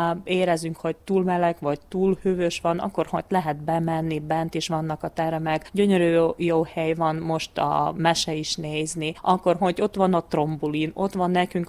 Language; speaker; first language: Hungarian; non-native, local second language; Ukrainian